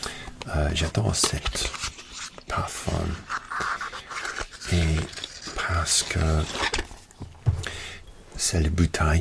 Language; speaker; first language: French; non-native, learner; English